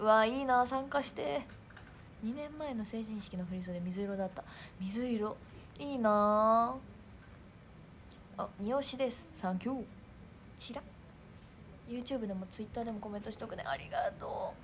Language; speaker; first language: Japanese; native; Japanese